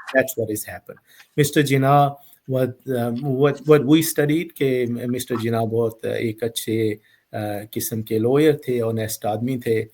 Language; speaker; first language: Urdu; non-native, local second language; Punjabi